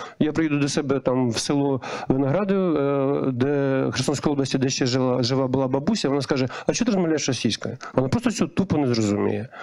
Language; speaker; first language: Ukrainian; native; Ukrainian